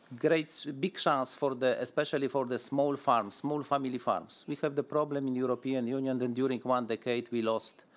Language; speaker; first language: English; non-native, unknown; Polish